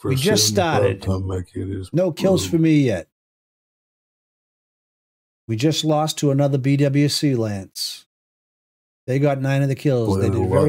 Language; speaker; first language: English; native; English